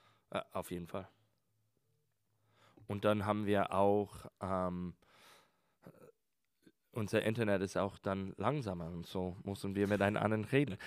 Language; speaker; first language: German; non-native, learner; English